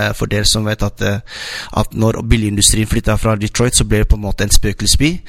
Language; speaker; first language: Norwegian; non-native, fluent; Somali